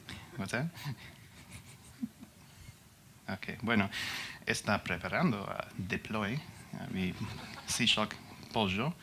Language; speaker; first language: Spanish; non-native, learner; English